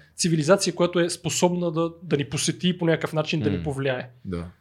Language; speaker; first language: Bulgarian; native; Bulgarian